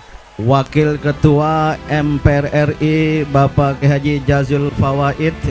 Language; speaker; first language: Indonesian; native; Indonesian